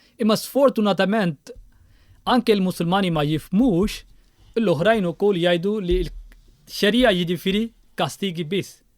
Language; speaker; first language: Maltese; non-native, fluent; Urdu